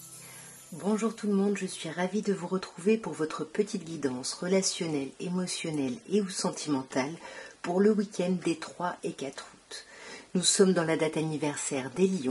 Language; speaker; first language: French; native; French